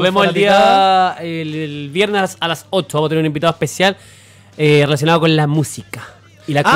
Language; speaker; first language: Spanish; native; Spanish